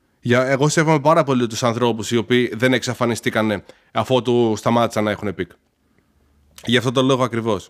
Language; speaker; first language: Greek; early bilingual, heritage; Greek